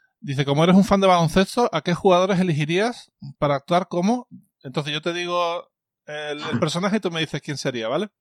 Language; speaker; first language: Spanish; native; Spanish